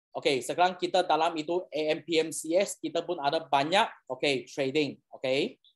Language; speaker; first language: Malay; non-native, local second language; Chinese